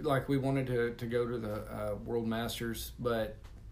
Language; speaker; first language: English; native; English